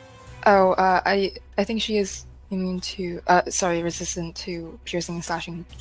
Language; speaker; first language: English; native; English